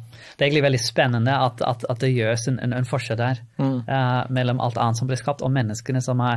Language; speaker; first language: Norwegian; non-native, fluent; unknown